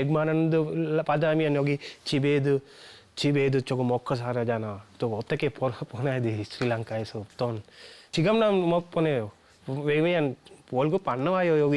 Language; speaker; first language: Korean; non-native, learner; Sinhala